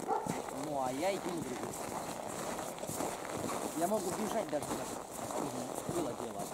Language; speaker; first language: Russian; native; Russian